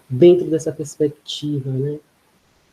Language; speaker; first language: Portuguese; native; Portuguese